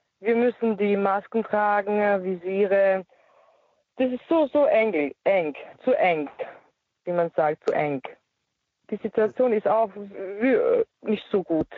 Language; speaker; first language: German; non-native, learner; Bosnian